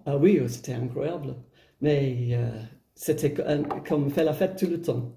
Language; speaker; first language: French; non-native, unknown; English